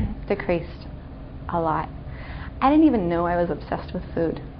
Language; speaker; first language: English; native; English